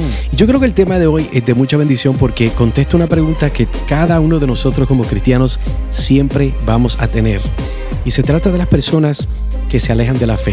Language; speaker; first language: Spanish; native; Spanish